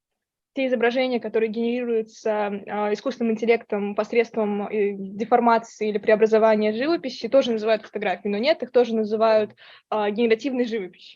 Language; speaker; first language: Russian; native; Russian